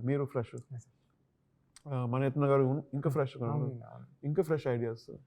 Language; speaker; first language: Telugu; non-native, local second language; Tamil